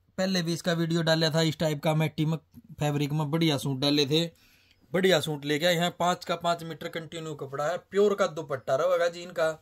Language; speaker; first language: Hindi; native; Hindi